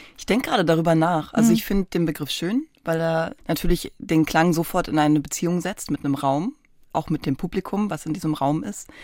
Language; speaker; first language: German; native; German